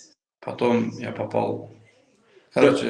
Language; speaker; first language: Russian; non-native, local second language; Kyrgyz